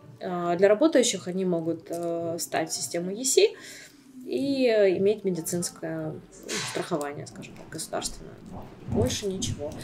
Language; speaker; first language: Russian; native; Russian